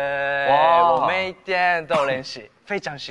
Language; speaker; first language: Chinese; non-native, learner; Japanese